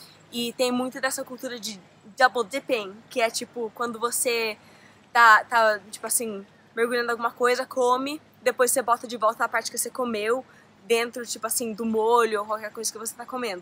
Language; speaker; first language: Portuguese; early bilingual, heritage; Portuguese